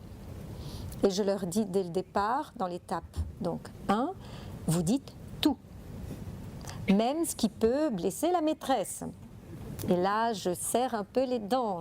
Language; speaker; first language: French; native; French